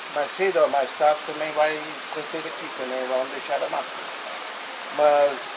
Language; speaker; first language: Portuguese; early bilingual, heritage; Portuguese